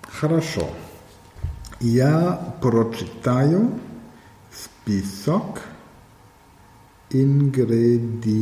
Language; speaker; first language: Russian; non-native, learner; German